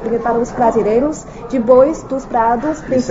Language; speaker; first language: Portuguese; non-native, fluent; Chinese